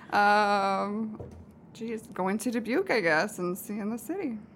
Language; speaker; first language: English; native; English